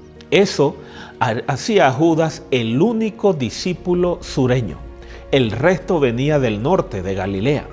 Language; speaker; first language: Spanish; native; Spanish